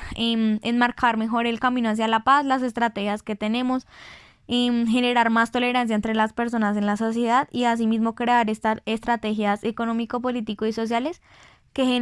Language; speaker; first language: Spanish; native; Spanish